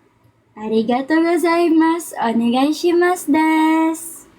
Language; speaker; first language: Japanese; non-native, learner; Filipino